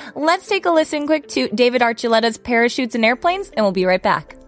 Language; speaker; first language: English; native; English